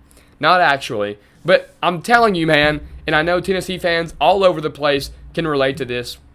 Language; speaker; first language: English; native; English